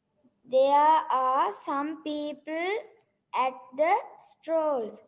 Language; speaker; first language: English; non-native, learner; Sinhala